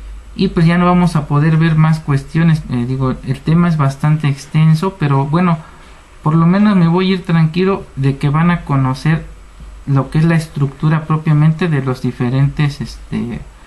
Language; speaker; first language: Spanish; native; Spanish